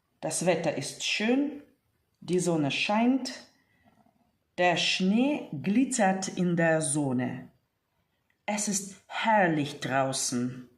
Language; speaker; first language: German; non-native, fluent; Ukrainian